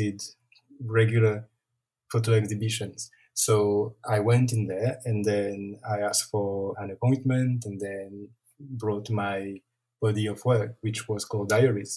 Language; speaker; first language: English; non-native, fluent; French